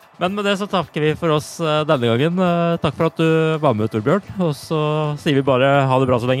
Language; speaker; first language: Norwegian; native; Norwegian